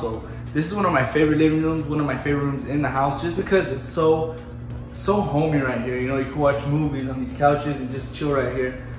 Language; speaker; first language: English; early bilingual, other home language; Spanish